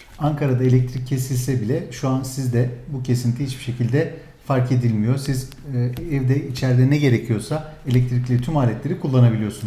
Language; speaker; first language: Turkish; native; Turkish